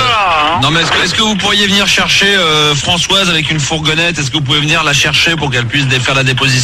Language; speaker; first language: French; native; French